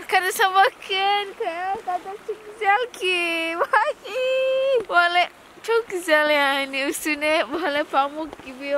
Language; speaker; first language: Turkish; non-native, learner; Indonesian